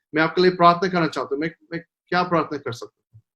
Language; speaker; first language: Hindi; non-native, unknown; English